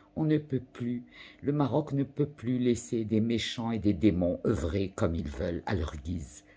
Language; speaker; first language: French; non-native, local second language; Arabic